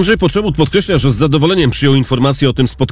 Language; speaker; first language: Polish; native; Polish